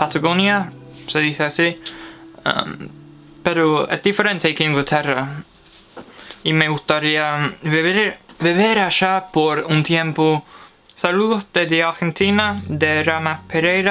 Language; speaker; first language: Spanish; non-native, fluent; English